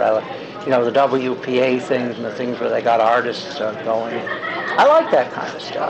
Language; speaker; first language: English; native; English